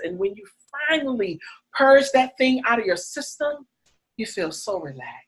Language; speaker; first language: English; native; English